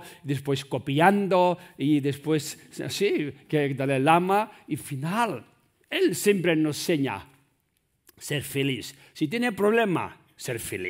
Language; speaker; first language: Spanish; non-native, learner; Tibetan